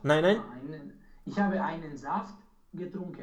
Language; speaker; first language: German; non-native, learner; Romanian